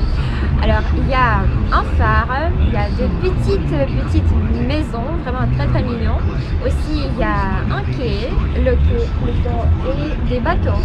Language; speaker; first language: French; non-native, fluent; Russian